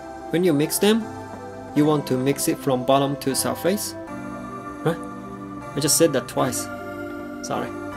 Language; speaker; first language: English; non-native, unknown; Japanese